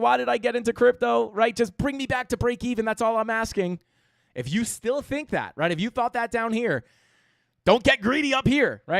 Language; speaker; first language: English; native; English